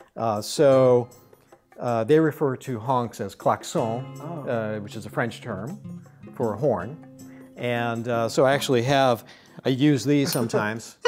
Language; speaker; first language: English; non-native, fluent; Arabic